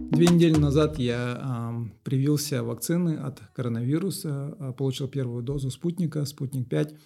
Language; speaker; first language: Russian; non-native, local second language; Kazakh